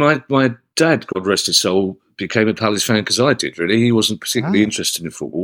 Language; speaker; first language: English; native; English